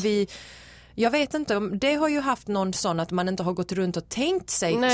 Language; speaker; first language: Swedish; early bilingual, other home language; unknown